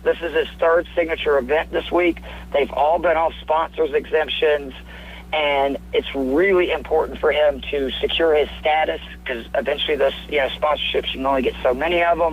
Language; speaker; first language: English; native; English